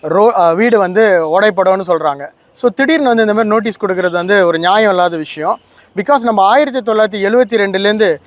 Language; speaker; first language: Tamil; early bilingual, heritage; Tamil